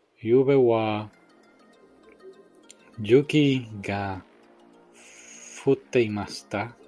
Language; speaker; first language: Japanese; non-native, learner; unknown